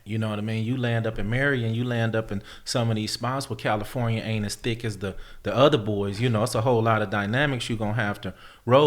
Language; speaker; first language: English; native; English